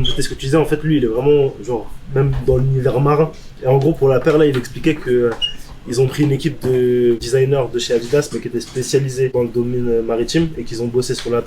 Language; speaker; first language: French; native; French